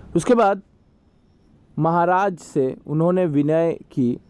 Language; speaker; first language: Hindi; non-native, local second language; Assamese